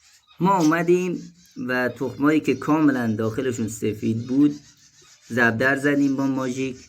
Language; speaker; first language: Persian; native; Persian